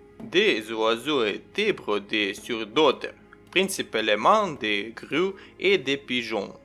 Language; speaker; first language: French; non-native, learner; Ukrainian